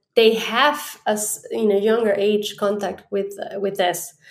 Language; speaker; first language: English; non-native, fluent; Spanish